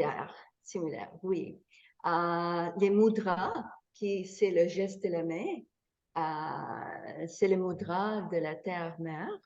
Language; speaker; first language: French; non-native, fluent; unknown